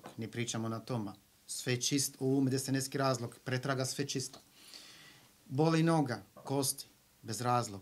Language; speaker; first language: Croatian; non-native, learner; Arabic